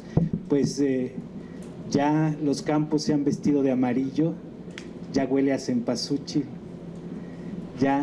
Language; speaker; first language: Spanish; native; Spanish